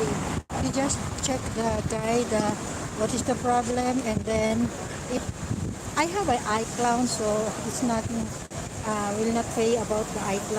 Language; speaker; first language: English; non-native, local second language; Filipino